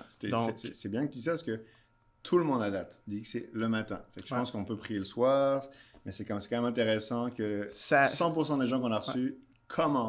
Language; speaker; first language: French; native; French